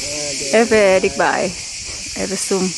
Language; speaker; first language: Dutch; non-native, learner; Indonesian